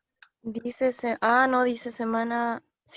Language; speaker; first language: Spanish; native; Spanish